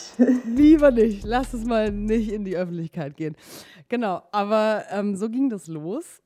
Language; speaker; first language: German; native; German